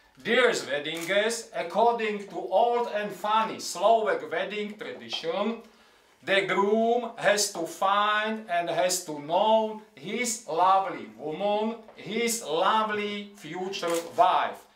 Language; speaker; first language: English; non-native, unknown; Slovak